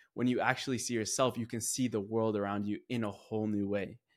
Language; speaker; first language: English; native; English